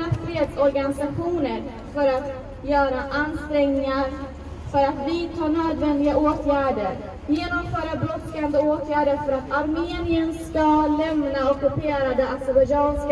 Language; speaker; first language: Swedish; non-native, fluent; Azerbaijani